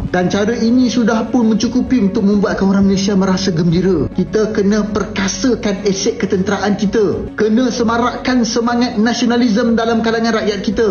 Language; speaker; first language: Malay; native; Malay